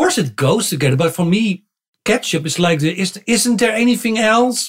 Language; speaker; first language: English; non-native, fluent; Dutch